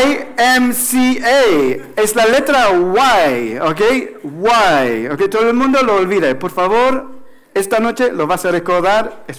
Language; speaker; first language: Spanish; non-native, fluent; English